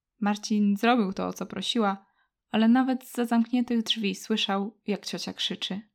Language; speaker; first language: Polish; native; Polish